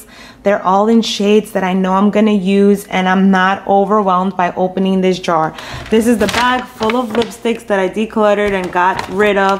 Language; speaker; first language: English; native; English